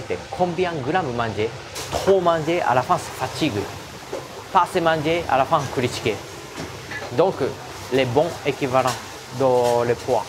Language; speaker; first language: French; non-native, learner; Japanese